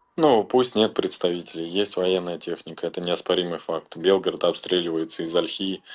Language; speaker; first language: Russian; native; Russian